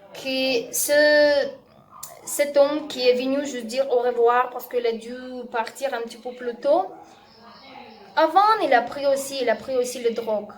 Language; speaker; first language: French; non-native, learner; Russian